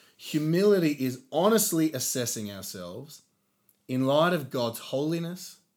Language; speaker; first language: English; native; English